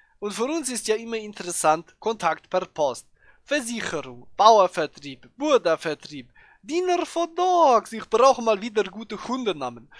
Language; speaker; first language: German; native; German